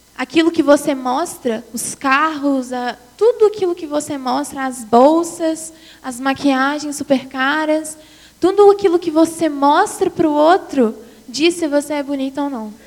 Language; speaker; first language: Portuguese; native; Portuguese